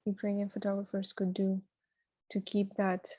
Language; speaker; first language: English; non-native, fluent; Ukrainian